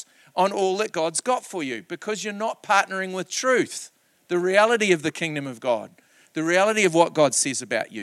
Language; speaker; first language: English; native; English